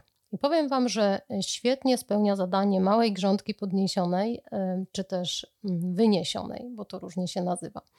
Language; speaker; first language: Polish; native; Polish